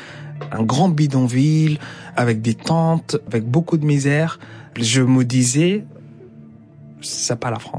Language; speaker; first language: French; non-native, fluent; Arabic